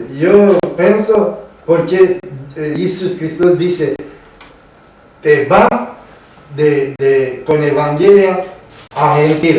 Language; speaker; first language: Spanish; non-native, learner; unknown